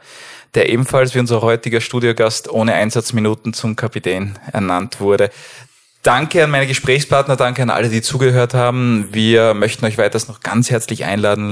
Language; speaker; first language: German; native; German